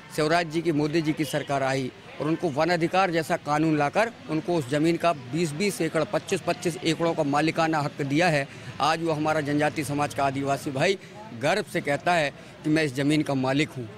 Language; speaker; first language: Hindi; native; Hindi